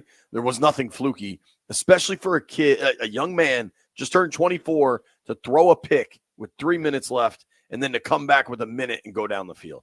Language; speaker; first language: English; native; English